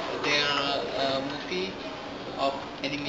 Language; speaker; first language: English; non-native, learner; Indonesian